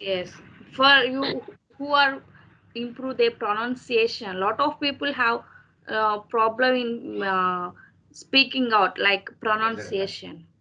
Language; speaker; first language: English; non-native, learner; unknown